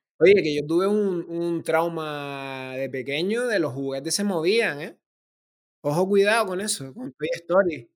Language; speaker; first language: Spanish; native; Spanish